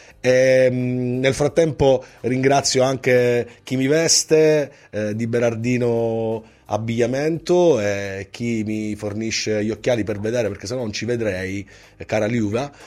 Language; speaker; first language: Italian; native; Italian